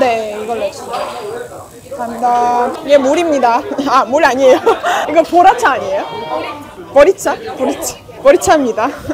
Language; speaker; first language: Korean; non-native, fluent; Russian